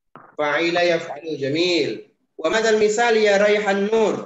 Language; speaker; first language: Arabic; non-native, fluent; Indonesian